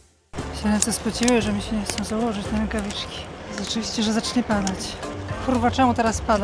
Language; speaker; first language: Polish; native; Polish